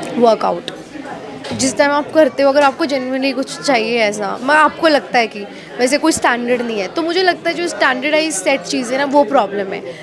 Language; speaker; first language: Hindi; native; Hindi